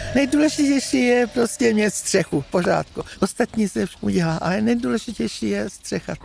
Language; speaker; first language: Czech; native; Czech